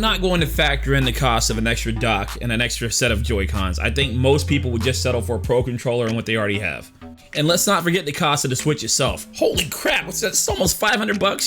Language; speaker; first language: English; native; English